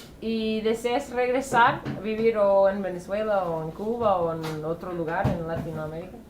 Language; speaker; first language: Spanish; non-native, fluent; English